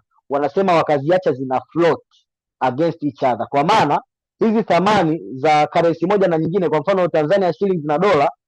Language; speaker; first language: Swahili; native; Swahili